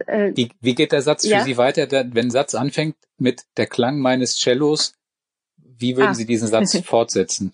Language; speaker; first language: German; native; German